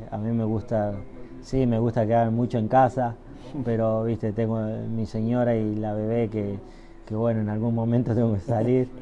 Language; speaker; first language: Spanish; native; Spanish